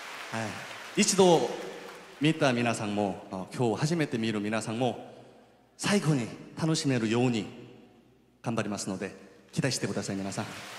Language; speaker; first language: Japanese; non-native, fluent; Korean